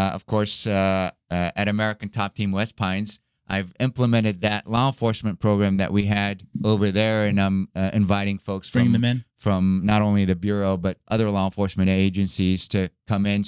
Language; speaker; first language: English; early bilingual, other home language; Arabic